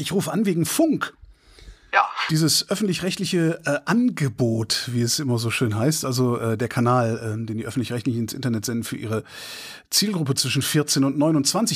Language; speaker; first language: German; native; German